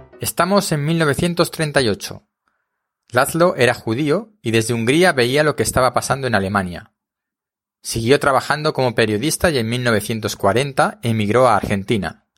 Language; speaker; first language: Spanish; native; Spanish